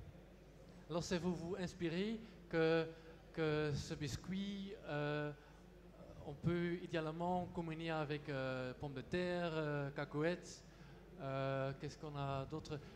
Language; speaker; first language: French; non-native, local second language; Dutch